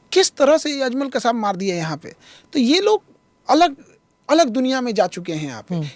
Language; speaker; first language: Hindi; native; Hindi